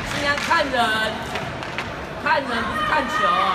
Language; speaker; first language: Chinese; native; Chinese